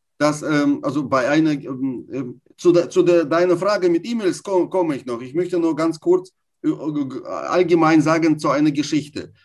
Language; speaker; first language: German; non-native, fluent; Russian